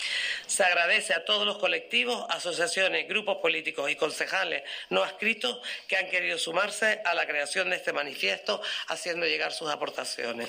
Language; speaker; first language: Spanish; native; Spanish